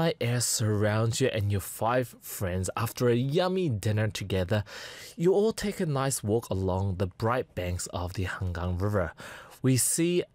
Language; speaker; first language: English; native; English